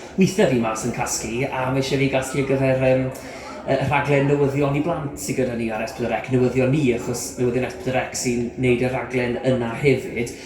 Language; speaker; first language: Welsh; native; Welsh